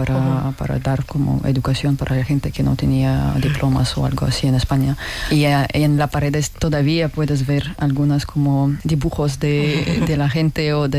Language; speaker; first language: Spanish; non-native, learner; Russian